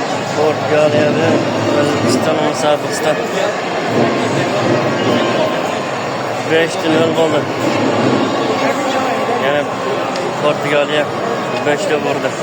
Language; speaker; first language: Uzbek; non-native, learner; Uyghur